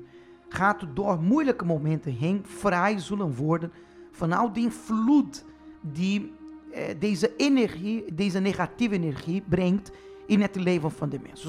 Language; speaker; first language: Dutch; non-native, fluent; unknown